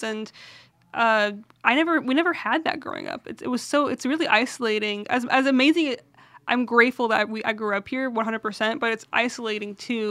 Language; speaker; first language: English; native; English